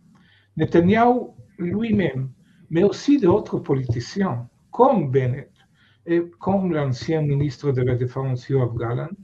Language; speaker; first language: French; non-native, fluent; Hebrew